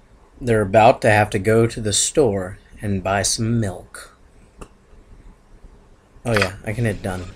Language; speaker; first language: English; native; English